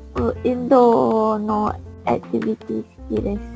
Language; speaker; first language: Japanese; non-native, learner; Malay